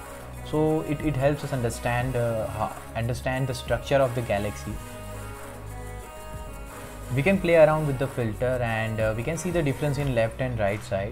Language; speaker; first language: English; non-native, local second language; Hindi